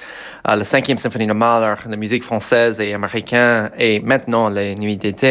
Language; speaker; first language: French; non-native, fluent; English